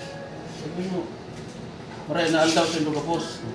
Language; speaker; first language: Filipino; non-native, local second language; Waray